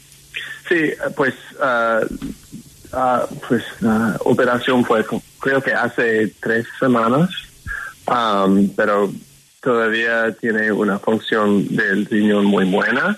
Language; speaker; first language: Spanish; non-native, fluent; English